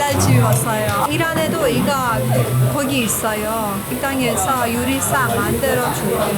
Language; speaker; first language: Korean; non-native, learner; Persian